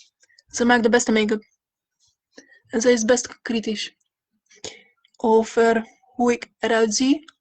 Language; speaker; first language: Dutch; non-native, fluent; Hungarian